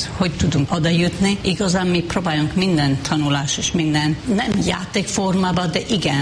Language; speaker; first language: Hungarian; non-native, fluent; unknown